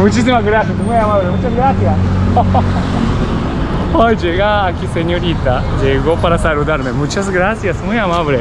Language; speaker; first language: Spanish; non-native, learner; Japanese